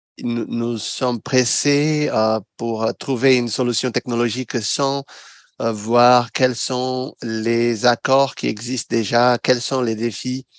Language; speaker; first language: French; non-native, fluent; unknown